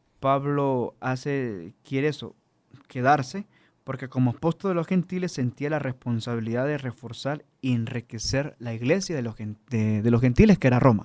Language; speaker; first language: Spanish; native; Spanish